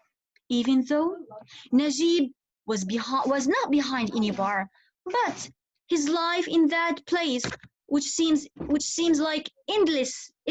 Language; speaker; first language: English; non-native, fluent; Arabic